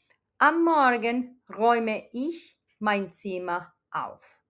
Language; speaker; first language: German; non-native, fluent; Spanish